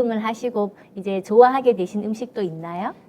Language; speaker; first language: Korean; native; Korean